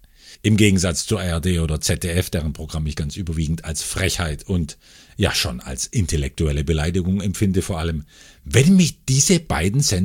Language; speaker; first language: German; native; German